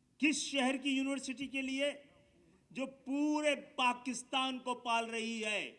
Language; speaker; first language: Urdu; native; Urdu